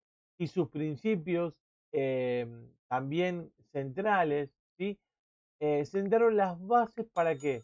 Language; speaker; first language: Spanish; native; Spanish